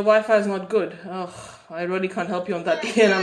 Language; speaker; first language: English; native; English